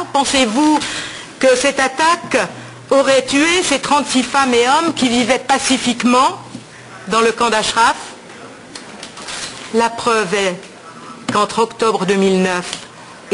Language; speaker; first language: French; native; French